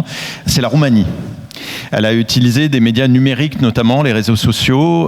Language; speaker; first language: French; native; French